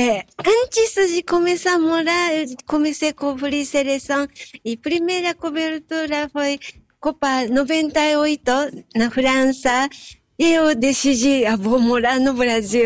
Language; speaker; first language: Portuguese; non-native, fluent; Japanese